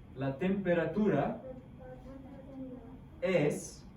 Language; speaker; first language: Spanish; non-native, fluent; English